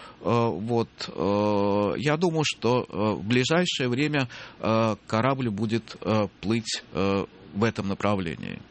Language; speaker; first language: Russian; native; Russian